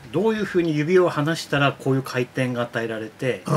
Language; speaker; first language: Japanese; native; Japanese